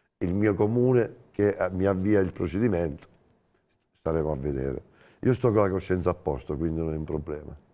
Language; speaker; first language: Italian; native; Italian